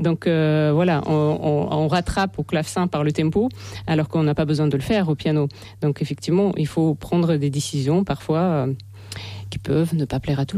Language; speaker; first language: French; non-native, fluent; Russian